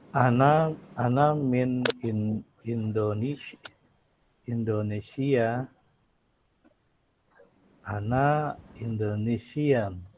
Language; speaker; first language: Arabic; non-native, learner; Indonesian